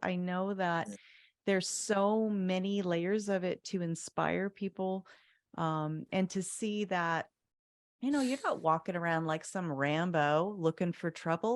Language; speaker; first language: English; native; English